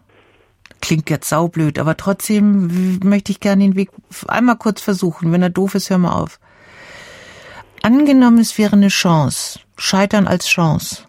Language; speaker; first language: German; native; German